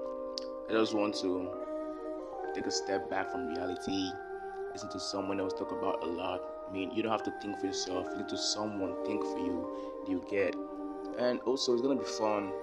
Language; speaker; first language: English; non-native, local second language; Yoruba